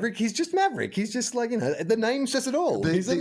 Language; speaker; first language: English; native; English